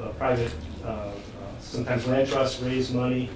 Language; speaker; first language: English; native; English